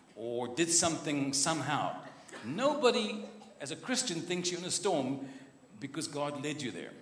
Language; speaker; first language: English; non-native, local second language; Afrikaans